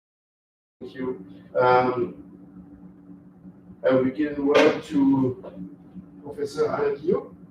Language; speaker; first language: English; non-native, fluent; French